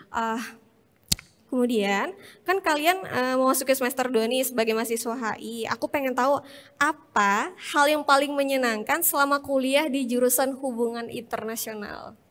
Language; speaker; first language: Indonesian; native; Indonesian